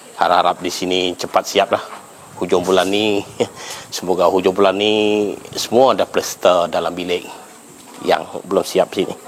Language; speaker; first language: Malay; non-native, local second language; Iban